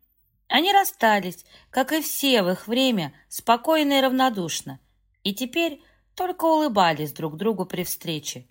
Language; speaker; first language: Russian; native; Russian